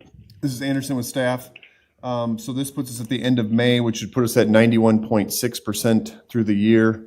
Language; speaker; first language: English; native; English